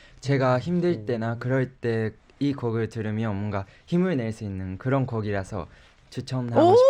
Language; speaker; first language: Korean; non-native, fluent; Japanese